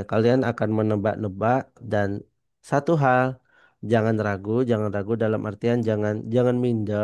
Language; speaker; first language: Indonesian; non-native, fluent; Banjar